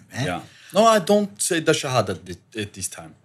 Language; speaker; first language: English; non-native, learner; German